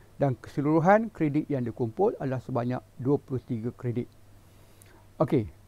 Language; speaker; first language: Malay; native; Malay